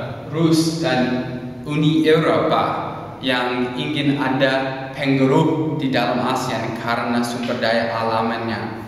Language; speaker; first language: Indonesian; non-native, learner; English